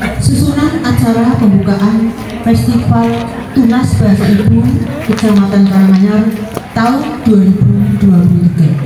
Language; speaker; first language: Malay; non-native, local second language; Javanese